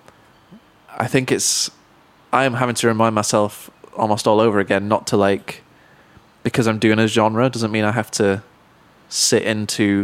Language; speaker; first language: English; native; English